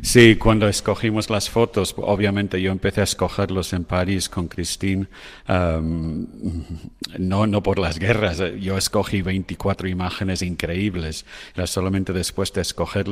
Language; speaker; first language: Spanish; non-native, fluent; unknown